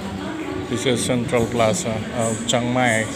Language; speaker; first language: English; non-native, local second language; Filipino